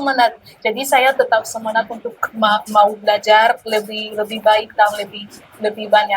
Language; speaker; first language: Indonesian; non-native, learner; Malagasy